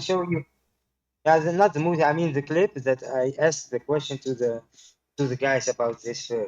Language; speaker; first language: English; non-native, learner; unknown